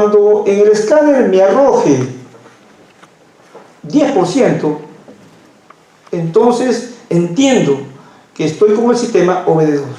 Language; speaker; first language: Spanish; native; Spanish